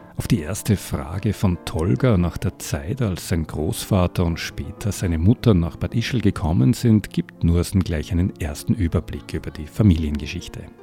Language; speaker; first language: German; native; German